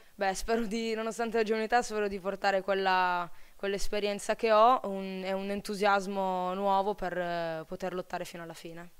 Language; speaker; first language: Italian; native; Italian